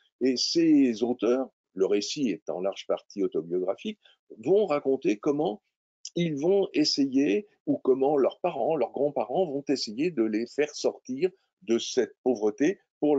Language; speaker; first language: French; native; French